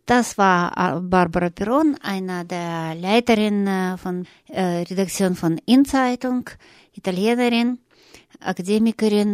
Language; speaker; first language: German; non-native, fluent; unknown